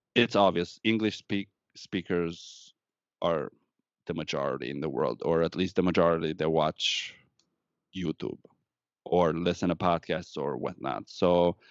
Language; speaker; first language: English; non-native, fluent; Romanian